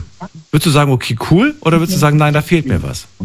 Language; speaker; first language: German; native; German